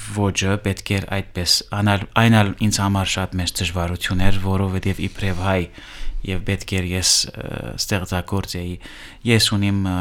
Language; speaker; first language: Armenian; early bilingual, heritage; Armenian